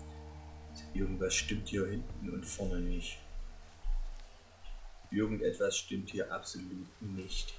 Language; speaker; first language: German; native; German